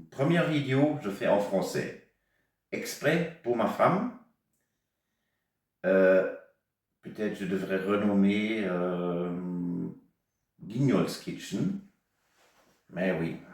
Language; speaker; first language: French; non-native, local second language; German